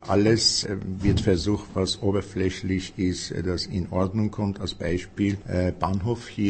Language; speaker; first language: German; non-native, fluent; Persian